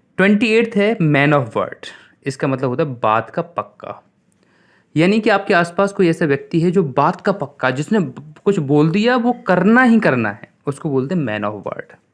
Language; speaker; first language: Hindi; native; Hindi